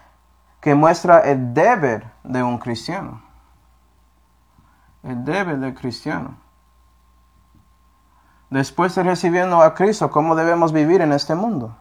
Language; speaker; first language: Spanish; non-native, fluent; English